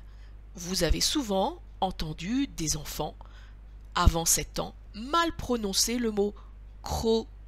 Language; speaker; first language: French; native; French